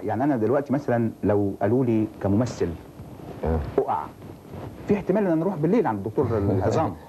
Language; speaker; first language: Arabic; native; Arabic